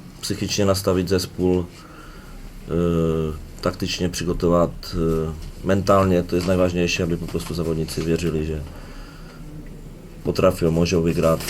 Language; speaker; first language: Polish; non-native, learner; Czech